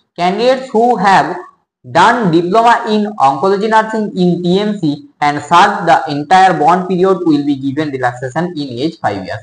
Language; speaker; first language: English; non-native, local second language; Bangla